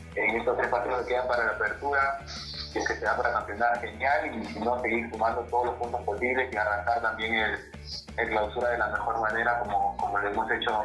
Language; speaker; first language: Spanish; native; Spanish